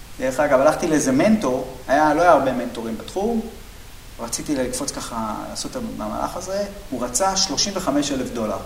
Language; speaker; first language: Hebrew; native; Hebrew